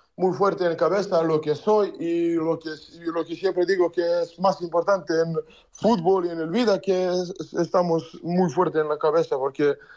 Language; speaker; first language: Spanish; non-native, learner; Serbian